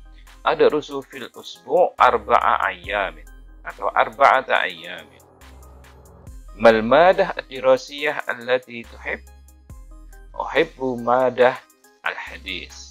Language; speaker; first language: Arabic; non-native, fluent; Indonesian